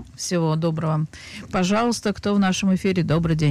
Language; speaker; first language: Russian; native; Russian